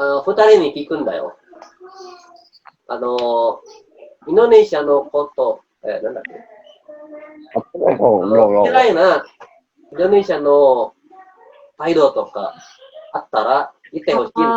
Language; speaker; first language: Japanese; non-native, learner; Indonesian